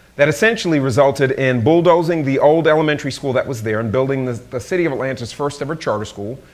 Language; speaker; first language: English; native; English